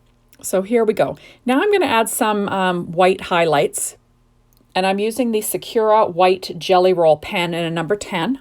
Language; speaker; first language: English; native; English